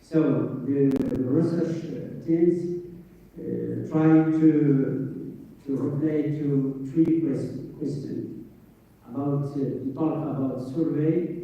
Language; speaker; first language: English; non-native, fluent; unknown